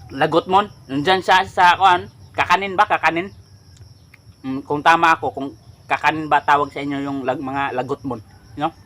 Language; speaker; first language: Filipino; non-native, local second language; Cebuano